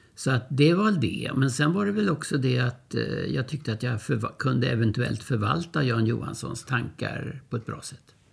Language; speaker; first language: Swedish; early bilingual, other home language; German